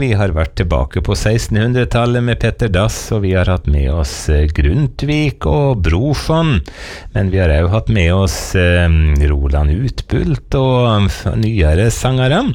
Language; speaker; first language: Norwegian; native; Norwegian